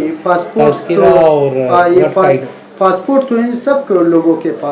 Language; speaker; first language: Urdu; non-native, learner; Persian